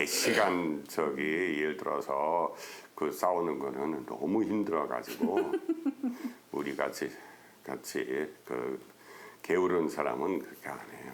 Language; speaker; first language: Korean; non-native, fluent; German